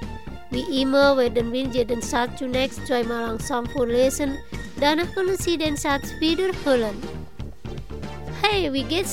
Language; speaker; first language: German; non-native, fluent; Indonesian